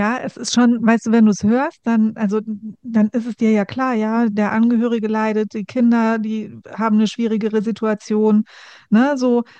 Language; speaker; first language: German; native; German